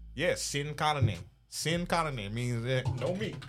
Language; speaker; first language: English; early bilingual, other home language; Spanish